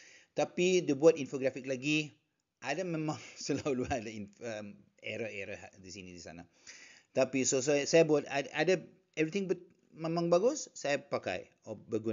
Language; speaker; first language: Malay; non-native, learner; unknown